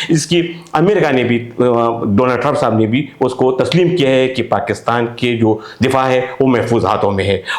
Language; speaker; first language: Urdu; non-native, local second language; Pashto